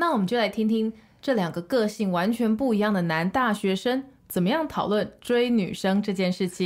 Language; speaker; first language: Chinese; native; Chinese